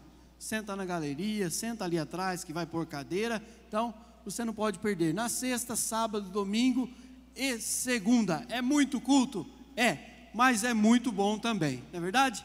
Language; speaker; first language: Portuguese; native; Portuguese